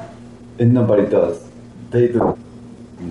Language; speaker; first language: English; non-native, learner; Spanish